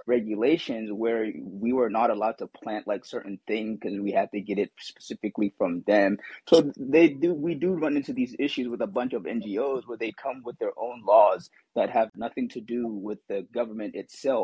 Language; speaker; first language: English; non-native, local second language; Somali